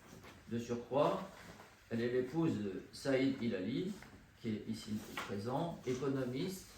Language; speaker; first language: French; native; French